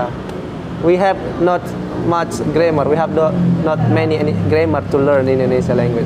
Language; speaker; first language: English; non-native, fluent; Indonesian